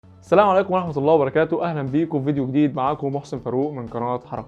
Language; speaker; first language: Arabic; native; Arabic